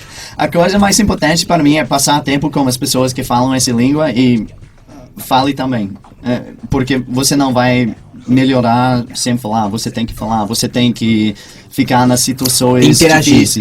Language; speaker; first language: Portuguese; non-native, fluent; English